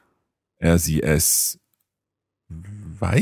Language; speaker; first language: German; non-native, learner; English